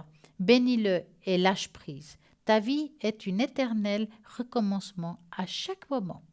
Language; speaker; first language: French; native; French